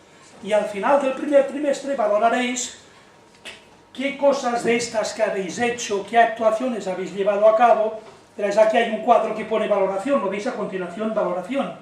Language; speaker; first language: Spanish; native; Spanish